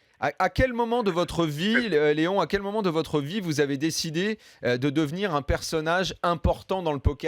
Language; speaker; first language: French; native; French